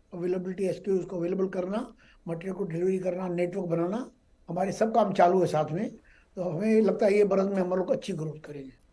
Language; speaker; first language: Hindi; non-native, local second language; Gujarati